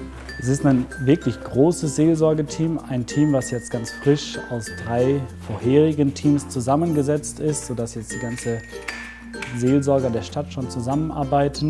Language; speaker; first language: German; native; German